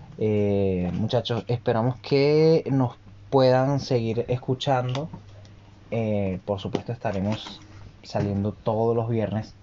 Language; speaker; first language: Spanish; native; Spanish